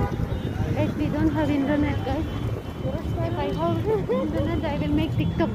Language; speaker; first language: English; non-native, local second language; Filipino